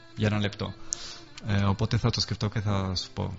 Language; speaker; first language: Greek; non-native, fluent; Italian